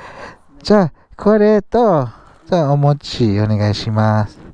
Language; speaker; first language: Japanese; non-native, learner; English